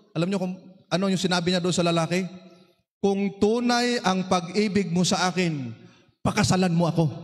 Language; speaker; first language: Filipino; native; Filipino